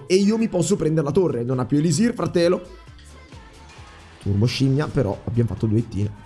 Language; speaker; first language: Italian; native; Italian